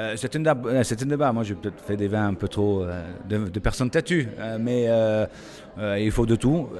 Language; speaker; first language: French; non-native, fluent; English